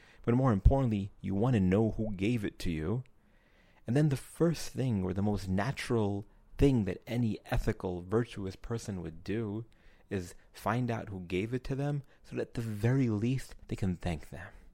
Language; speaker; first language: English; native; English